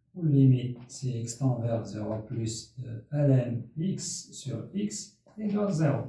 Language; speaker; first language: French; non-native, local second language; Arabic